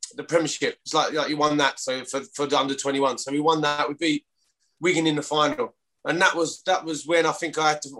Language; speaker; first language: English; native; English